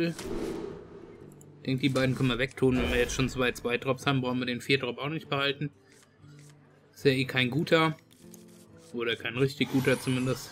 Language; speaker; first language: German; native; German